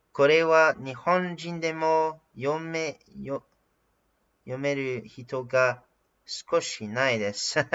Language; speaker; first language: Japanese; non-native, learner; English